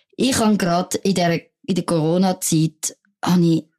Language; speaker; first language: German; non-native, fluent; French